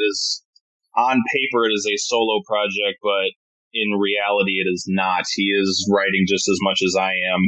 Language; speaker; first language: English; native; English